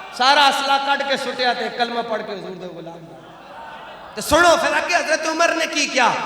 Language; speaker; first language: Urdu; non-native, local second language; Punjabi